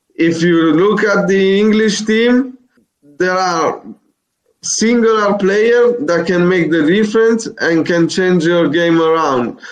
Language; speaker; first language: English; non-native, fluent; Italian